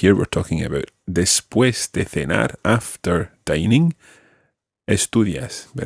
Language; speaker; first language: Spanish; non-native, fluent; English